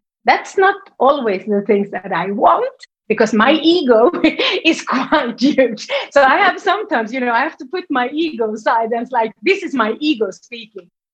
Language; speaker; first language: English; non-native, fluent; Swedish